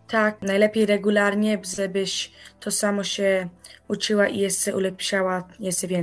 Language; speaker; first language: Polish; early bilingual, heritage; Polish